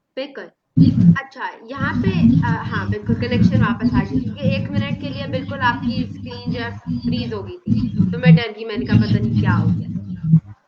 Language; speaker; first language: Urdu; non-native, local second language; Punjabi